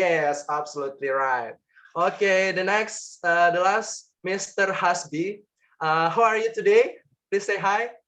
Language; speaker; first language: English; non-native, learner; Indonesian